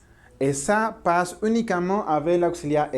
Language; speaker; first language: French; non-native, learner; Spanish